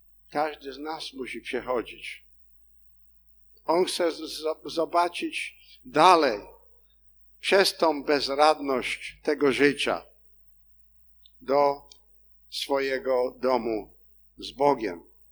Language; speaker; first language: Polish; non-native, fluent; English